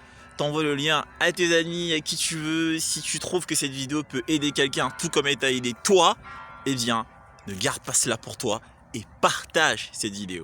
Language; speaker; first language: French; native; French